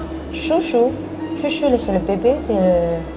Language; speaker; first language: French; non-native, learner; Chinese